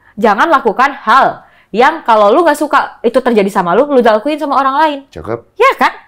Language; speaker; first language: Indonesian; native; Indonesian